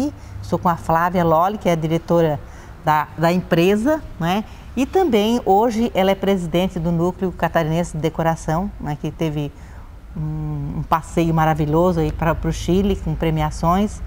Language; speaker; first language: Portuguese; native; Portuguese